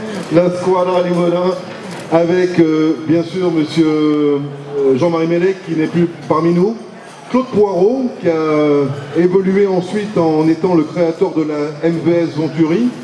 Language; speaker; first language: French; native; French